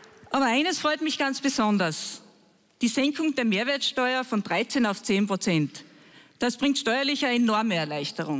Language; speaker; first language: German; native; German